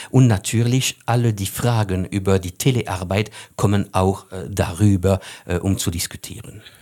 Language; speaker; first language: German; non-native, fluent; French